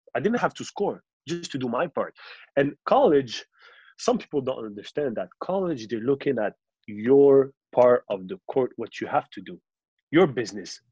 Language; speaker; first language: English; non-native, local second language; French